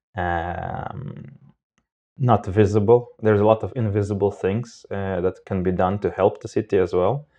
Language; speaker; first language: English; non-native, fluent; Romanian